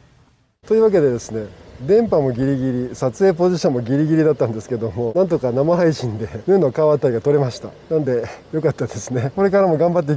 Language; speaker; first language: Japanese; native; Japanese